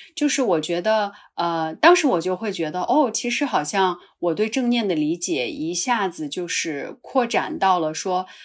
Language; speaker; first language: Chinese; native; Chinese